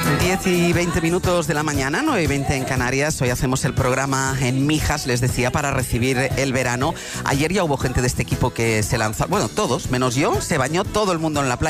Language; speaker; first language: Spanish; native; Spanish